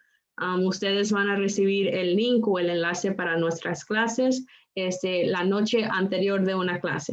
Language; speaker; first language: Spanish; non-native, local second language; English